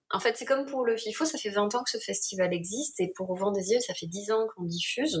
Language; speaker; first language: French; native; French